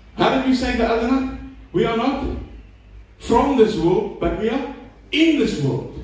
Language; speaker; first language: English; non-native, local second language; Afrikaans